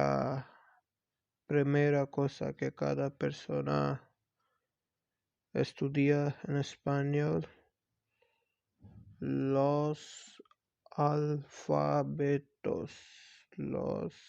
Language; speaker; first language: Spanish; non-native, learner; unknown